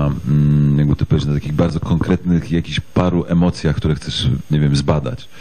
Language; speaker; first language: Polish; native; Polish